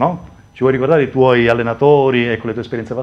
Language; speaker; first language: Italian; native; Italian